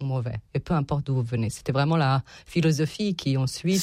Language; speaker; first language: French; non-native, fluent; Serbian